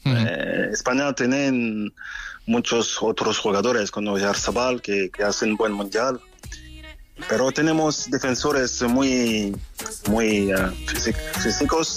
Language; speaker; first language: Spanish; non-native, fluent; French